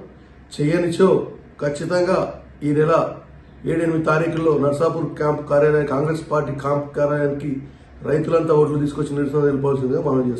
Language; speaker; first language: Telugu; native; Telugu